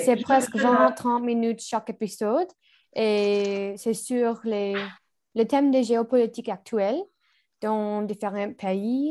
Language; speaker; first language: French; non-native, learner; English